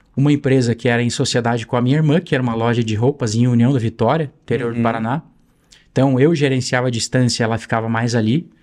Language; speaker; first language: Portuguese; native; Portuguese